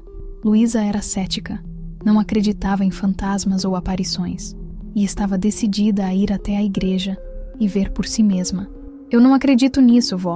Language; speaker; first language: Portuguese; native; Portuguese